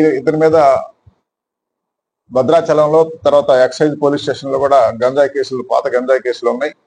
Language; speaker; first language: Telugu; native; Telugu